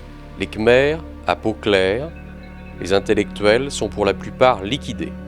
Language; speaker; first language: French; native; French